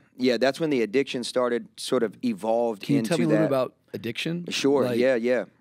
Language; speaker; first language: English; native; English